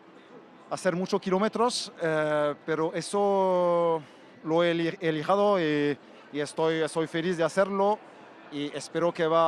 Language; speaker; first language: Spanish; non-native, fluent; French